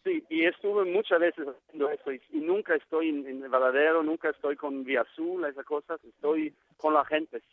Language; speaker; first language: Spanish; non-native, learner; Norwegian